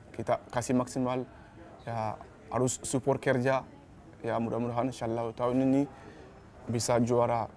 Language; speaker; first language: Malay; non-native, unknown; Bambara